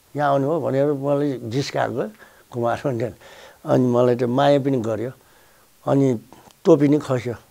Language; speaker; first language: Nepali; non-native, local second language; Newari